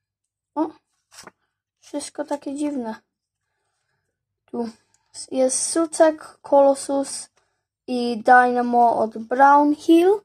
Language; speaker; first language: Polish; early bilingual, heritage; Polish